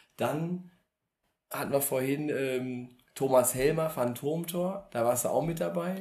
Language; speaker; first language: German; native; German